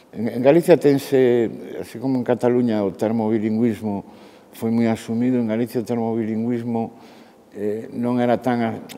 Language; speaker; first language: Galician; non-native, local second language; Spanish